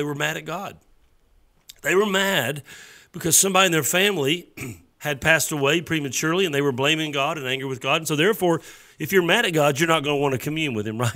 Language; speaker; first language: English; native; English